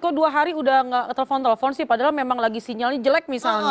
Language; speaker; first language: Indonesian; native; Indonesian